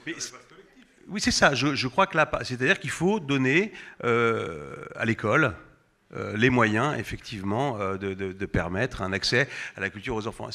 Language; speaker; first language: French; native; French